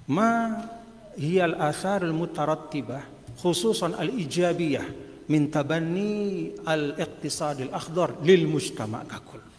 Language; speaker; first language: Arabic; non-native, fluent; Sasak